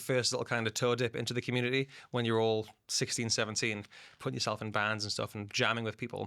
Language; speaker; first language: English; native; English